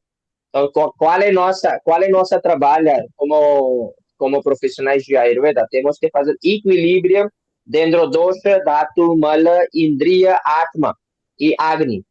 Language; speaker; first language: Portuguese; non-native, learner; Hindi